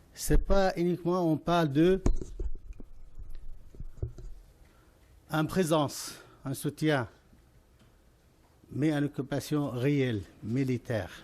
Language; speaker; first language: French; non-native, fluent; Arabic